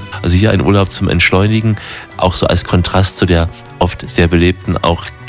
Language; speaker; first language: German; native; German